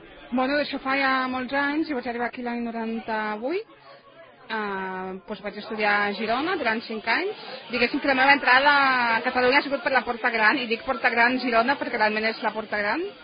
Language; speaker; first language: Catalan; non-native, fluent; Polish